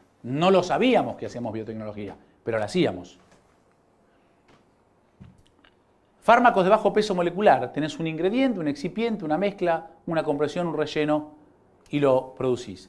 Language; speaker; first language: Spanish; native; Spanish